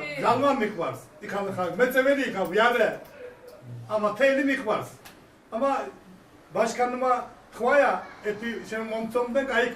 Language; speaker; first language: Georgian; early bilingual, heritage; Georgian